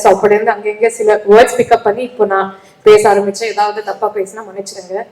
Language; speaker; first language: Tamil; non-native, learner; Telugu